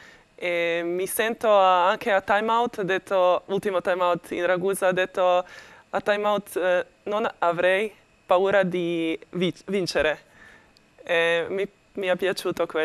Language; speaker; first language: Italian; non-native, learner; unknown